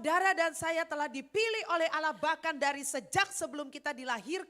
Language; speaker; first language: Indonesian; native; Indonesian